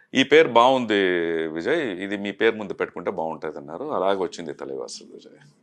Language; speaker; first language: Telugu; native; Telugu